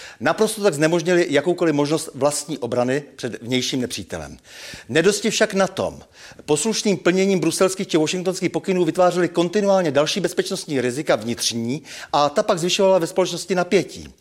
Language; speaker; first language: Czech; native; Czech